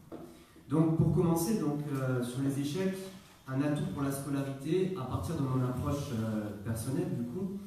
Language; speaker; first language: French; native; French